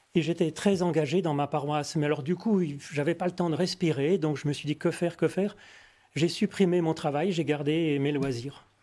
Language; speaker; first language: French; native; French